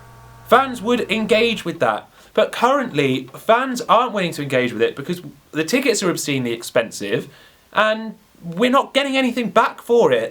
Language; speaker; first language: English; native; English